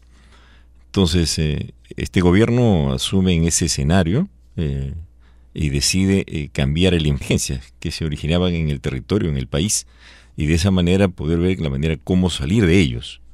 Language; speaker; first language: Spanish; native; Spanish